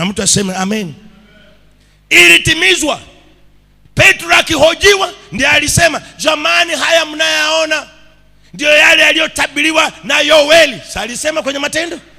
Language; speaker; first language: Swahili; non-native, local second language; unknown